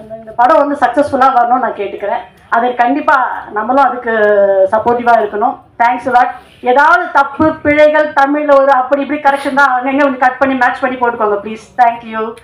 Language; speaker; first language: Tamil; non-native, local second language; Telugu